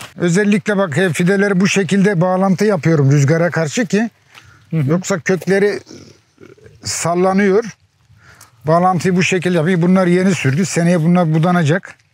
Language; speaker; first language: Turkish; native; Turkish